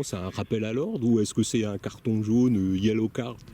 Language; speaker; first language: French; native; French